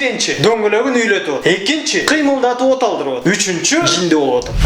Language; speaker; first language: Kyrgyz; native; Kyrgyz